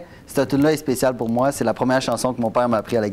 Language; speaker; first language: French; native; French